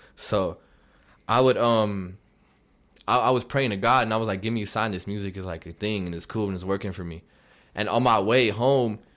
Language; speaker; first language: English; native; English